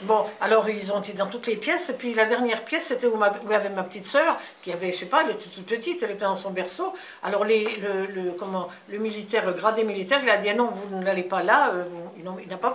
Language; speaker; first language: French; native; French